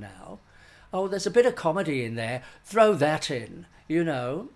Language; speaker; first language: English; native; English